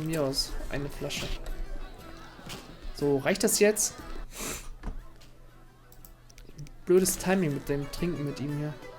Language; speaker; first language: German; native; German